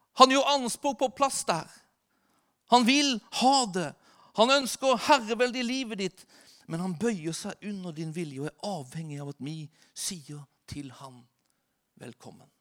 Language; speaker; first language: Norwegian; native; Norwegian